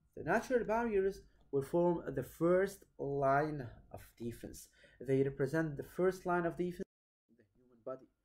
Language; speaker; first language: English; non-native, local second language; Arabic